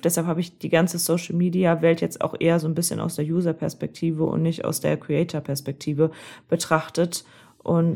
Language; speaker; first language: German; native; German